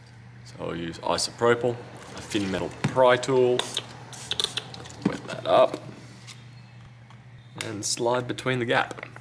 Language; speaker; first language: English; native; English